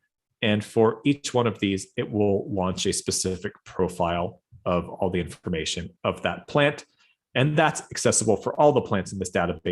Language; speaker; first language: English; native; English